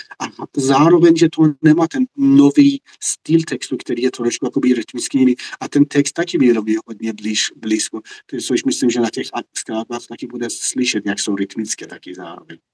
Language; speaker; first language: Czech; non-native, fluent; Persian